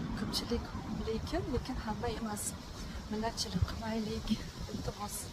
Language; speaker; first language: Uzbek; non-native, fluent; Tajik